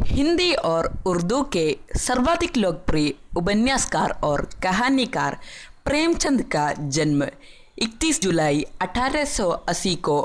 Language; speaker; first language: Hindi; non-native, local second language; Malayalam